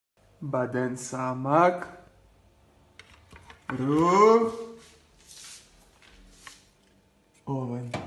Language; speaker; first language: Arabic; non-native, learner; Greek